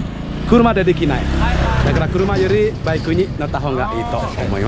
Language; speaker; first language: Japanese; non-native, local second language; Indonesian